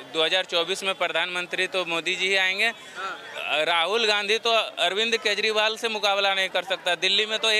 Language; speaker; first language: Hindi; native; Hindi